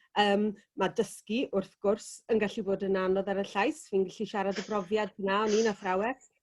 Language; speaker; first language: Welsh; native; Welsh